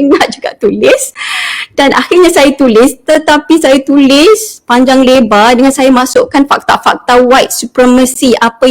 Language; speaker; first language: Malay; native; Malay